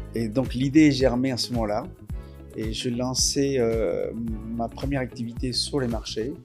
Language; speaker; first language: French; non-native, fluent; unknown